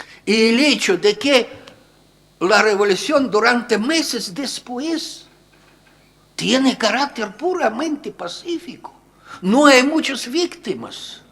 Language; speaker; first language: Spanish; non-native, fluent; Russian